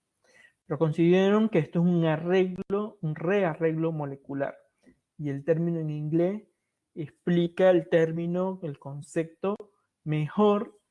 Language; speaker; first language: Spanish; native; Spanish